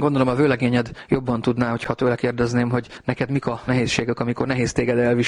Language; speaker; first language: Hungarian; native; Hungarian